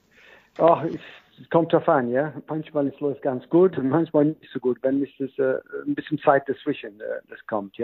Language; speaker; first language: German; non-native, fluent; English